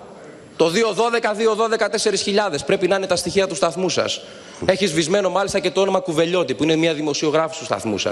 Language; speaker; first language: Greek; native; Greek